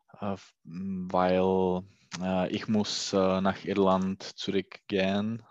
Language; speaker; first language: German; non-native, learner; Czech